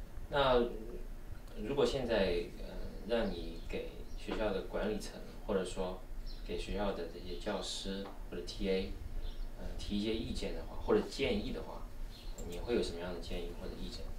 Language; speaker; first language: Chinese; native; Chinese